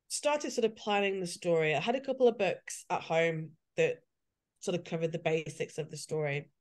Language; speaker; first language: English; native; English